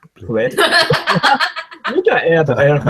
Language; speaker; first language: English; non-native, learner; Japanese